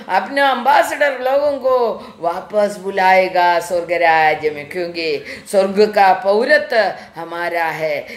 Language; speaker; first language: Hindi; non-native, local second language; Malayalam